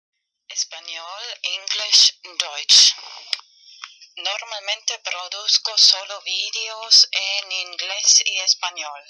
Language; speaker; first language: Spanish; non-native, fluent; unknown